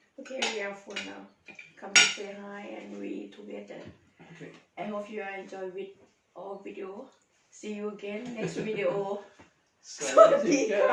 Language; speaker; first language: English; non-native, learner; Thai